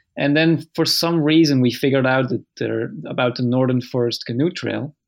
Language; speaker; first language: English; non-native, fluent; Dutch